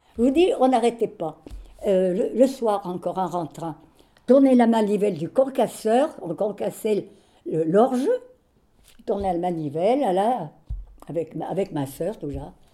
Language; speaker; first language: French; native; French